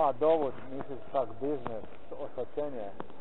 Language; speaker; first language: Polish; non-native, learner; Ukrainian